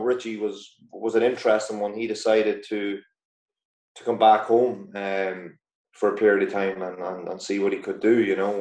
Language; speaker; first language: English; native; English